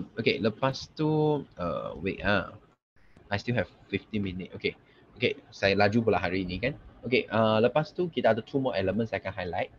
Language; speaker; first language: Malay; non-native, local second language; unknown